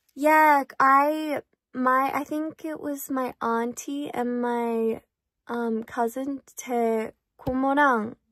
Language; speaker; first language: English; early bilingual, other home language; Korean